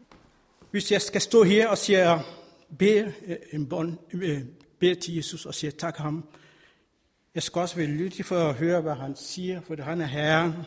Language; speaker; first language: Danish; non-native, learner; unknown